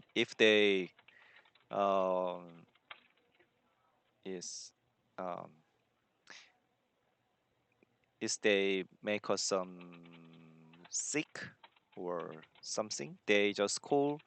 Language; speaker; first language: English; non-native, learner; Korean